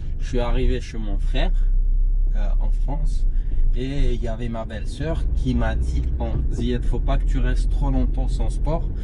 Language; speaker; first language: French; non-native, local second language; Arabic